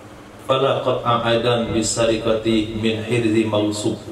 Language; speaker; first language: Arabic; non-native, fluent; Indonesian